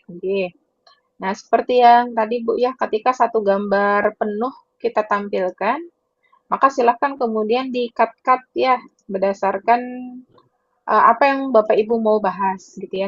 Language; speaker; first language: Indonesian; native; Indonesian